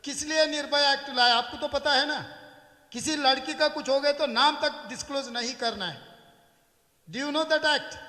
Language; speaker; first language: Hindi; non-native, local second language; Telugu